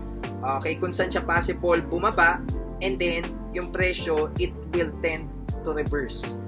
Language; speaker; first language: Filipino; native; Filipino